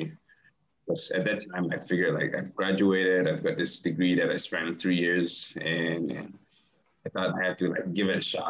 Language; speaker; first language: English; non-native, local second language; Chinese